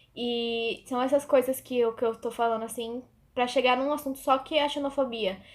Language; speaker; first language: Portuguese; native; Portuguese